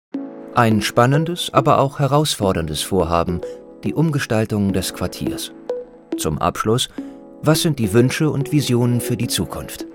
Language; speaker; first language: German; native; German